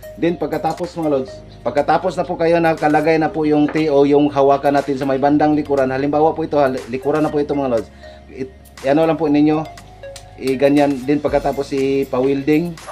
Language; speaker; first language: Filipino; non-native, local second language; Cebuano